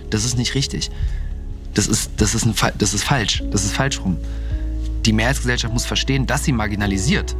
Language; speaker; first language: German; early bilingual, other home language; Russian